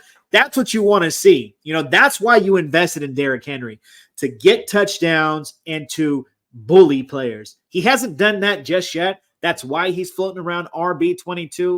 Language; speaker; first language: English; native; English